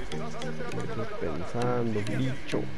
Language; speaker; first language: Spanish; native; Spanish